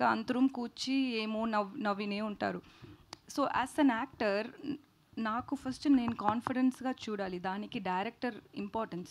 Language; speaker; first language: Telugu; non-native, learner; Tamil